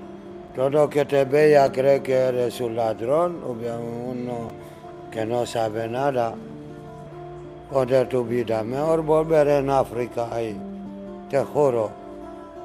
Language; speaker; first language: Spanish; non-native, learner; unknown